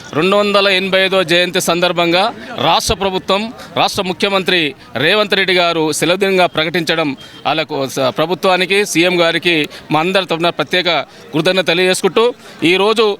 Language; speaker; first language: Telugu; non-native, local second language; Lambadi